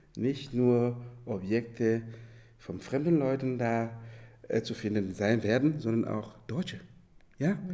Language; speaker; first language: German; non-native, fluent; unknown